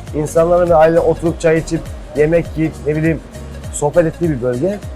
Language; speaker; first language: Turkish; native; Turkish